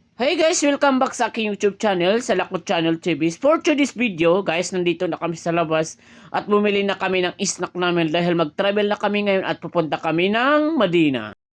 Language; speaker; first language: Filipino; non-native, local second language; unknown